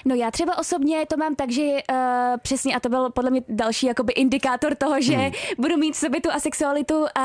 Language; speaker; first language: Czech; native; Czech